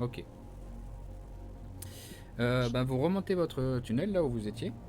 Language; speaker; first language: French; native; French